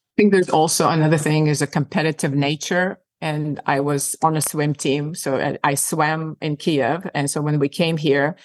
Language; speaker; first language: English; non-native, fluent; Ukrainian